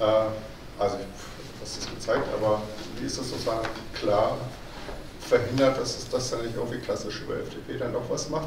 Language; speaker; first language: German; native; German